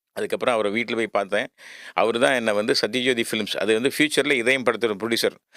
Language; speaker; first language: Tamil; native; Tamil